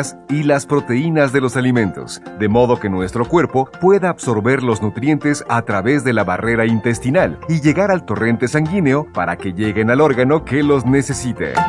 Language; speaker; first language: Spanish; native; Spanish